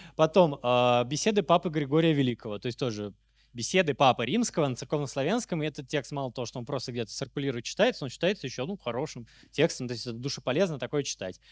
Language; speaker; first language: Russian; native; Russian